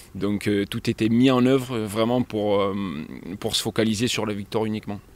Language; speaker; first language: French; native; French